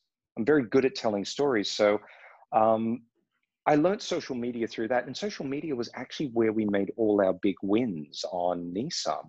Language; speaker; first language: English; native; English